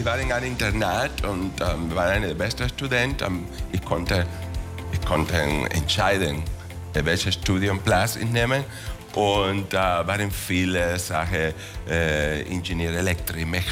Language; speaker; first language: German; non-native, fluent; Spanish